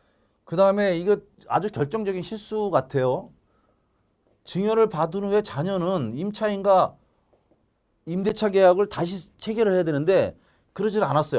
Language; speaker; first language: Korean; native; Korean